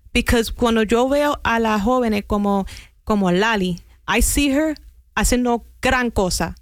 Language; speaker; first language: Spanish; non-native, fluent; English